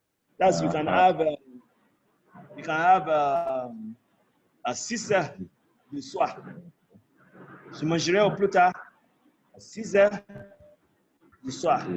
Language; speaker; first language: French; non-native, fluent; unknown